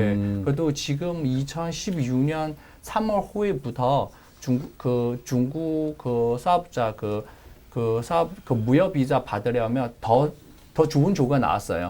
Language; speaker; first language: Korean; non-native, learner; Chinese